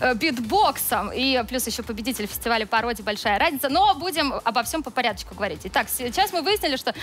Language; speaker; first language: Russian; native; Russian